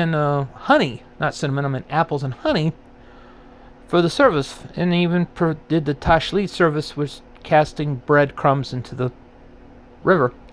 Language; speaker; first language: English; native; English